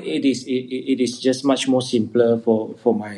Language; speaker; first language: English; non-native, local second language; Hakka Chinese